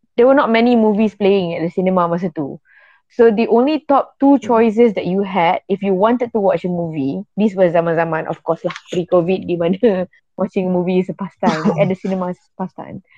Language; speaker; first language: English; non-native, local second language; Malay